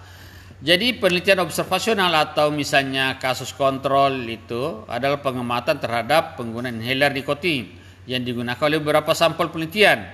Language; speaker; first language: Indonesian; native; Indonesian